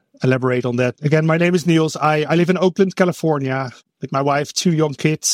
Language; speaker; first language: English; non-native, fluent; Dutch